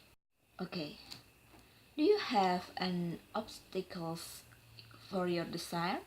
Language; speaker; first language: English; non-native, learner; Indonesian